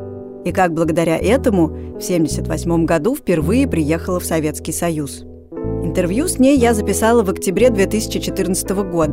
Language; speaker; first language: Russian; native; Russian